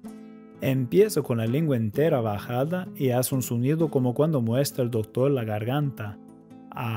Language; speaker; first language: Spanish; non-native, fluent; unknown